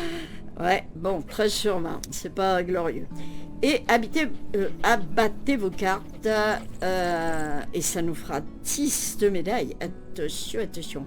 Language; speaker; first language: French; native; French